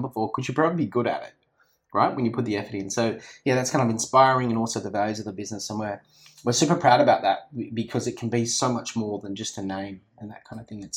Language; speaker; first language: English; native; English